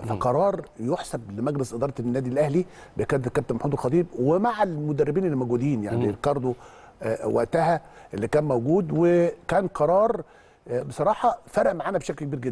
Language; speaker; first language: Arabic; native; Arabic